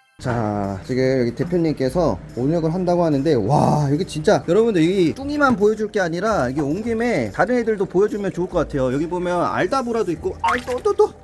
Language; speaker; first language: Korean; native; Korean